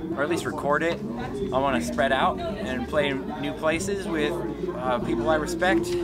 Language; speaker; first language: English; native; English